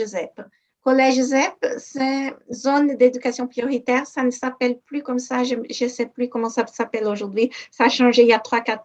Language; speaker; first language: French; non-native, fluent; Portuguese